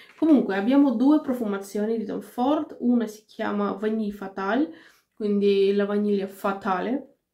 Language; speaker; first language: Italian; non-native, fluent; Finnish